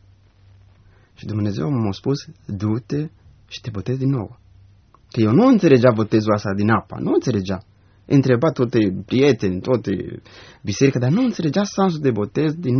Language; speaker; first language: Romanian; non-native, learner; Rundi